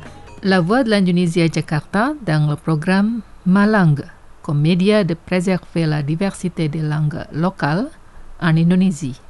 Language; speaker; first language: French; non-native, fluent; Indonesian